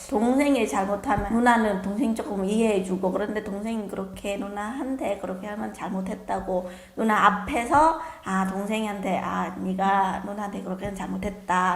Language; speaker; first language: Korean; non-native, fluent; Khmer